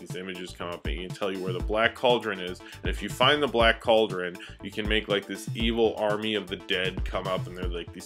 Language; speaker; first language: English; native; English